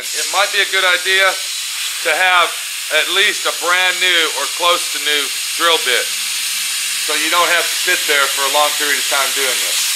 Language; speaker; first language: English; native; English